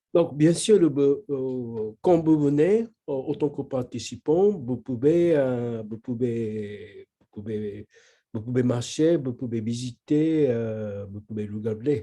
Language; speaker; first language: French; non-native, learner; Japanese